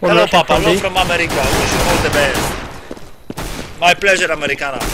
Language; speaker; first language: English; non-native, learner; Polish